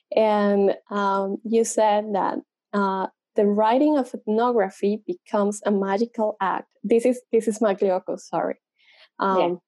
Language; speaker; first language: English; non-native, fluent; Spanish